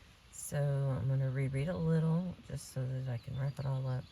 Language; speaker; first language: English; native; English